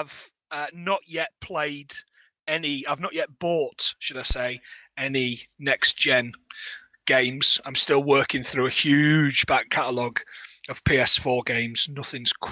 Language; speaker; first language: English; native; English